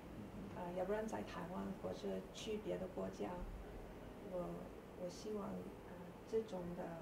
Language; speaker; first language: Chinese; early bilingual, heritage; English